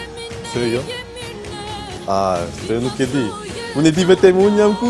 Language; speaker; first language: Albanian; non-native, learner; French